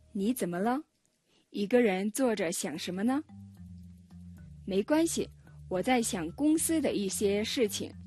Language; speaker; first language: Chinese; non-native, fluent; Mongolian